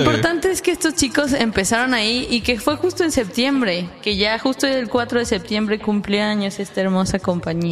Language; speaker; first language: Spanish; native; Spanish